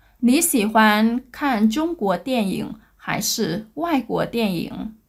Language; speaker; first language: Chinese; non-native, learner; Vietnamese